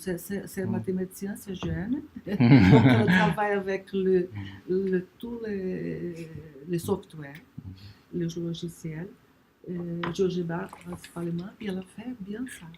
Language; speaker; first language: French; non-native, learner; Portuguese